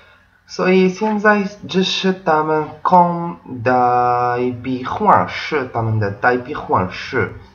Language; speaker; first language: Chinese; non-native, learner; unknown